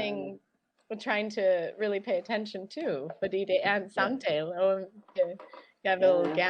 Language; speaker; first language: Danish; non-native, learner; English